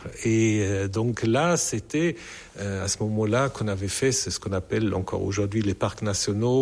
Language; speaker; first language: French; non-native, fluent; German